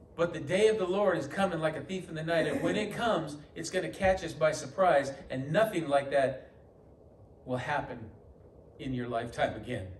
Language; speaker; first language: English; native; English